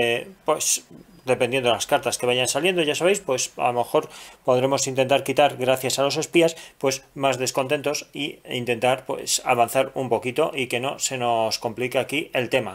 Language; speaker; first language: Spanish; native; Spanish